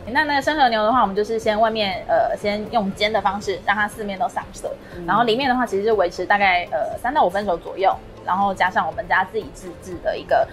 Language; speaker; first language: Chinese; native; Chinese